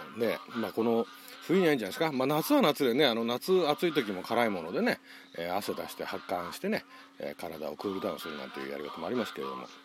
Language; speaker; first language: Japanese; native; Japanese